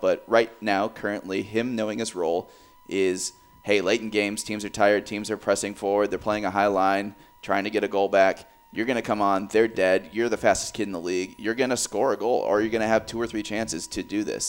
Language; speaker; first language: English; native; English